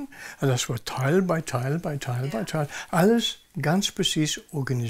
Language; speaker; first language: German; non-native, learner; English